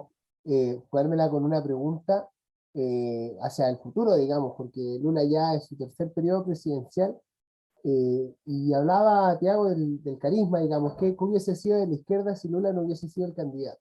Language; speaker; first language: Spanish; native; Spanish